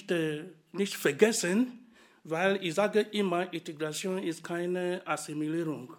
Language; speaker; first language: German; non-native, fluent; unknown